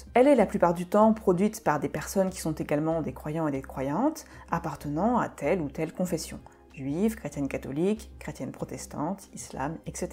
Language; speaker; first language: French; native; French